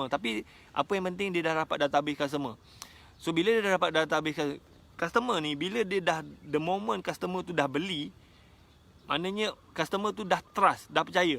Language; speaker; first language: Malay; native; Malay